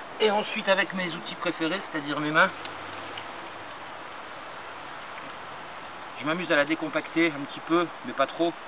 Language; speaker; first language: French; native; French